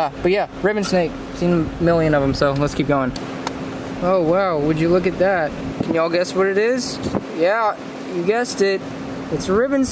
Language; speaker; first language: English; native; English